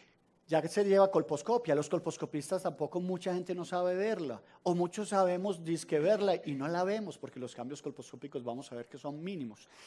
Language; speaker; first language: Spanish; native; Spanish